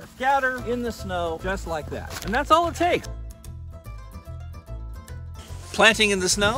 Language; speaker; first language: English; native; English